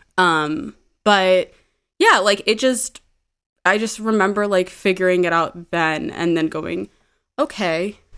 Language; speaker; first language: English; early bilingual, other home language; Amharic